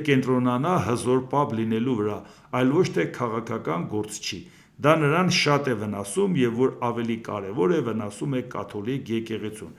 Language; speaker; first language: Armenian; native; Armenian